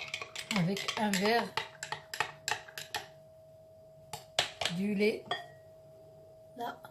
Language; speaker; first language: French; non-native, local second language; Arabic